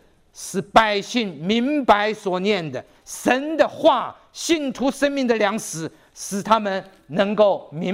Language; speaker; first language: Chinese; native; Chinese